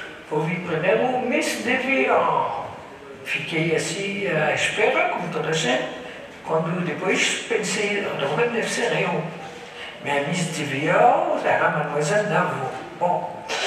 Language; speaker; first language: Portuguese; non-native, fluent; French